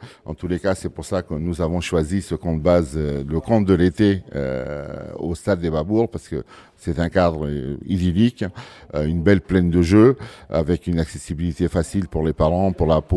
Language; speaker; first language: French; early bilingual, other home language; Portuguese